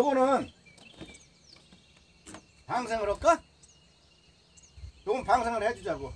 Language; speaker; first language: Korean; native; Korean